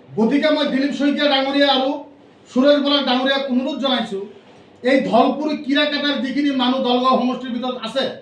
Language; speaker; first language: Assamese; non-native, local second language; Bangla